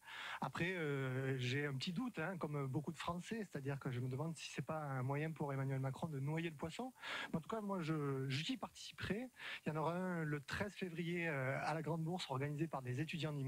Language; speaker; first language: French; native; French